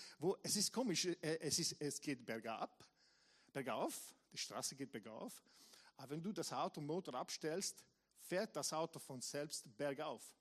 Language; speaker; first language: German; non-native, fluent; English